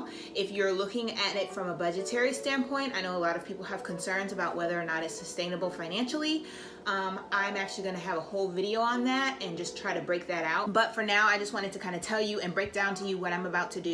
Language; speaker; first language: English; native; English